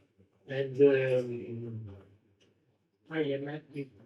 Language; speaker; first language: English; non-native, learner; Italian